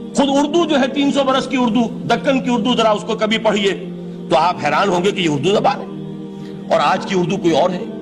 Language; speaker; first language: Urdu; native; Urdu